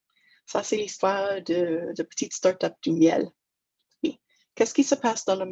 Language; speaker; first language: French; non-native, fluent; English